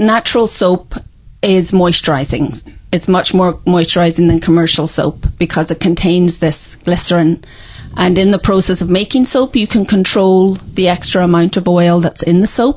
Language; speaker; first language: English; native; English